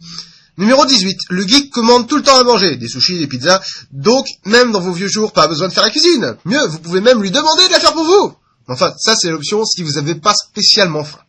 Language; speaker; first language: French; native; French